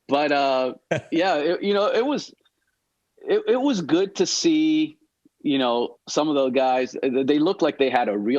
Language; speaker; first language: English; native; English